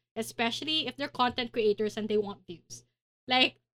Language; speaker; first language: English; non-native, local second language; Filipino